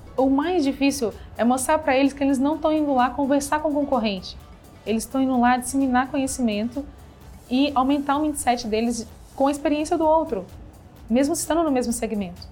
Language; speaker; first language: Portuguese; native; Portuguese